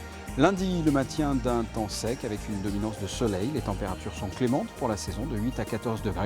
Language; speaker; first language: French; native; French